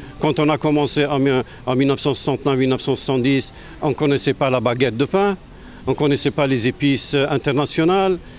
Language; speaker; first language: French; non-native, local second language; Arabic